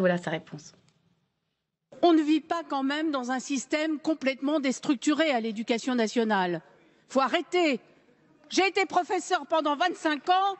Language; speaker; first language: French; native; French